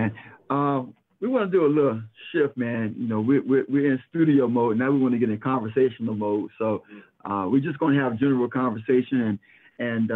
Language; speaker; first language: English; native; English